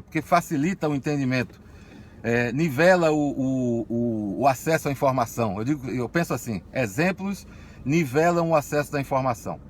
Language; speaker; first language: Portuguese; native; Portuguese